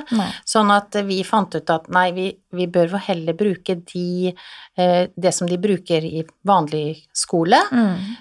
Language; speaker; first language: Norwegian; native; Norwegian